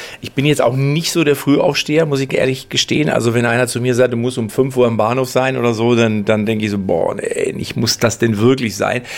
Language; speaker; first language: German; native; German